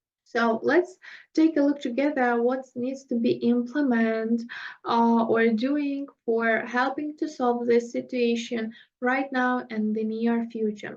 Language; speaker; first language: English; non-native, fluent; Russian